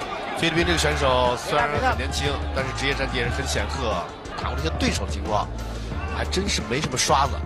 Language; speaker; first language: Chinese; native; Chinese